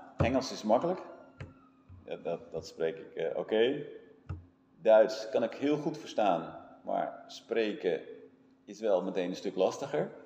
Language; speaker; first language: Dutch; native; Dutch